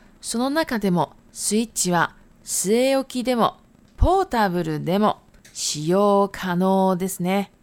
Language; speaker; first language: Japanese; non-native, fluent; Chinese